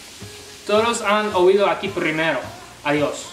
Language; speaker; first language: Spanish; non-native, learner; English